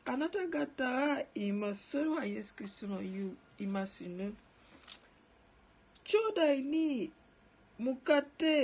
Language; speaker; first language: Japanese; non-native, learner; Ganda